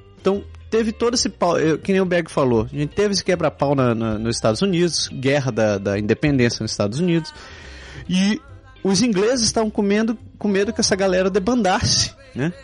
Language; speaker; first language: Portuguese; native; Portuguese